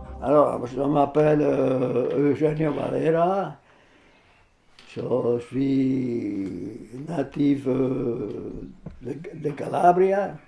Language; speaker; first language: French; non-native, fluent; Spanish